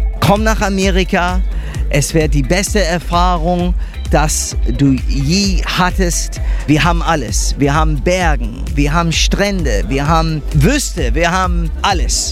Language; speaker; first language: German; non-native, fluent; English